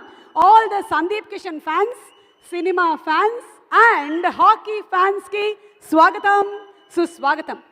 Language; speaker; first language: Telugu; native; Telugu